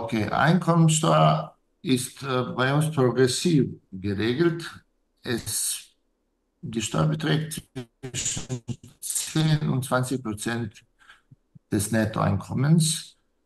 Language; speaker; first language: German; non-native, fluent; Serbian